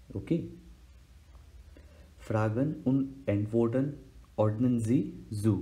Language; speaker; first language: German; non-native, learner; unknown